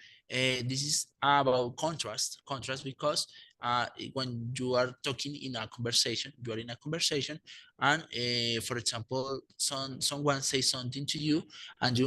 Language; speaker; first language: English; non-native, fluent; Spanish